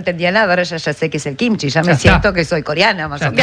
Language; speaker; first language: Spanish; native; Spanish